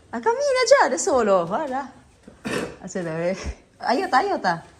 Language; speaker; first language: Italian; non-native, learner; Filipino